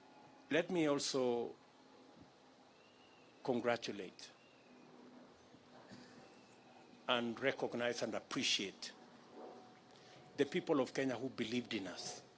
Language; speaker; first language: English; non-native, local second language; Kalenjin